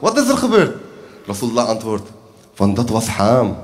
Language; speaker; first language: Dutch; early bilingual, other home language; Urdu